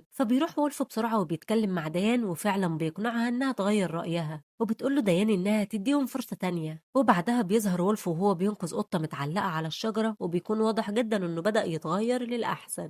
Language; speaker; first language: Arabic; native; Arabic